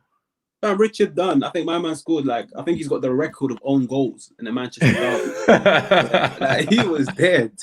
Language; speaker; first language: English; native; English